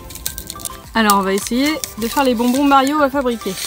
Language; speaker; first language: French; native; French